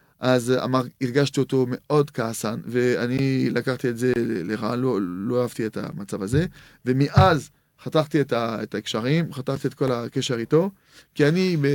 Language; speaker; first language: Hebrew; non-native, fluent; French